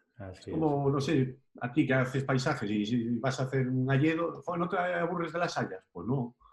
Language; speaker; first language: Spanish; native; Spanish